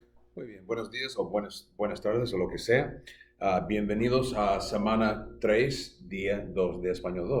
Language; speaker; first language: Spanish; non-native, fluent; English